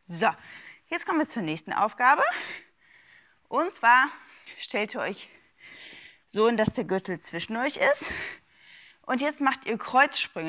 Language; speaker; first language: German; native; German